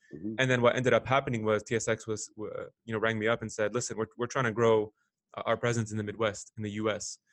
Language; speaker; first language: English; non-native, fluent; Arabic